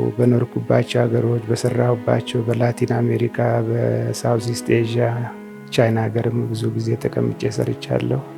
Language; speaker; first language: Amharic; native; Amharic